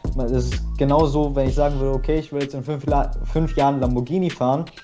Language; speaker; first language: German; early bilingual, other home language; English